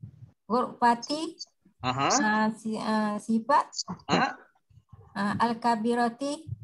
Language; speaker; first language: Arabic; non-native, learner; Malay